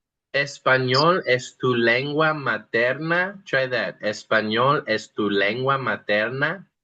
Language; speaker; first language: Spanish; non-native, fluent; English